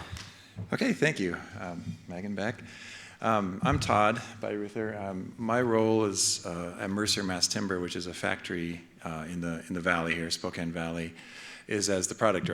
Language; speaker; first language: English; native; English